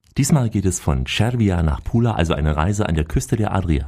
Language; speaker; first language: German; native; German